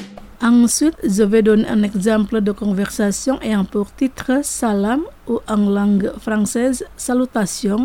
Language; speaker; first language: French; non-native, fluent; Indonesian